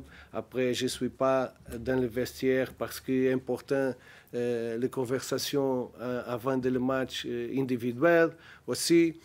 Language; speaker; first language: French; non-native, learner; Portuguese